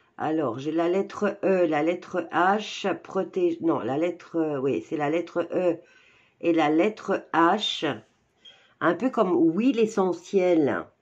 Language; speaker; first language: French; native; French